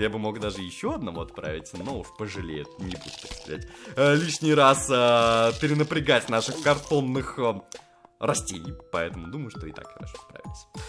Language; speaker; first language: Russian; native; Russian